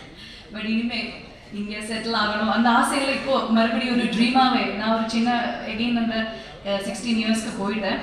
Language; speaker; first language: Tamil; non-native, local second language; Malayalam